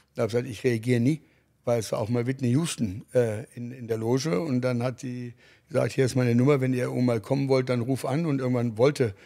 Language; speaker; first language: German; early bilingual, other home language; English